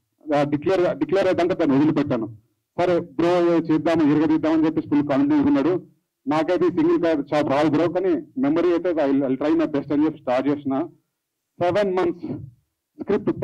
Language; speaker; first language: Telugu; native; Telugu